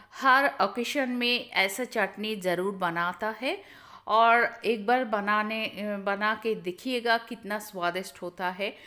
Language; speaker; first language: Hindi; non-native, local second language; Bangla